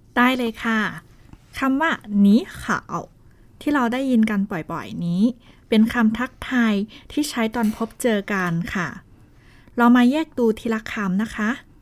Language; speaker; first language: Thai; non-native, fluent; Chinese